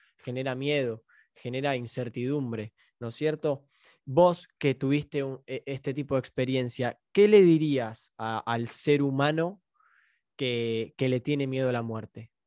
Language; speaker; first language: Spanish; native; Spanish